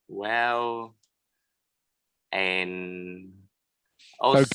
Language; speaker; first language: English; non-native, learner; Vietnamese